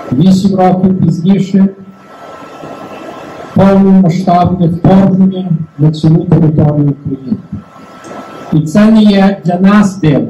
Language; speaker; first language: Ukrainian; early bilingual, heritage; Ukrainian